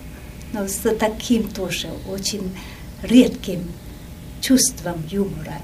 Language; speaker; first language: Russian; non-native, fluent; Vietnamese